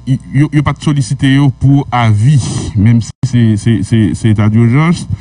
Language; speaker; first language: French; non-native, local second language; Haitian Creole